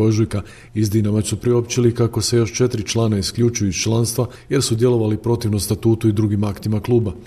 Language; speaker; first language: Croatian; native; Croatian